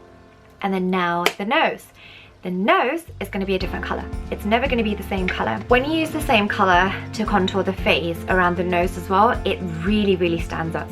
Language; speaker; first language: English; native; English